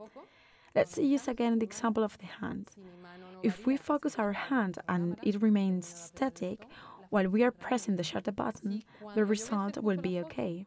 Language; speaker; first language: English; non-native, fluent; Spanish